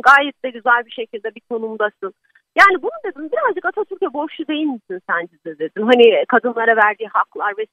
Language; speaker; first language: Turkish; native; Turkish